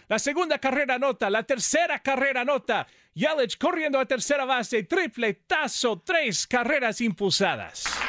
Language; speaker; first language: Spanish; non-native, fluent; English